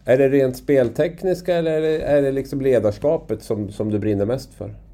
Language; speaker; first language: Swedish; native; Swedish